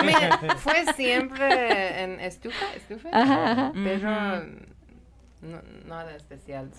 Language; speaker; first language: Spanish; non-native, learner; Persian